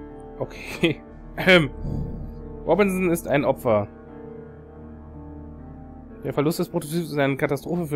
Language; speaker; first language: German; native; German